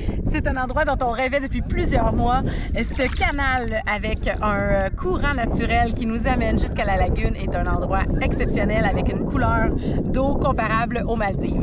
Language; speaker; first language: French; native; French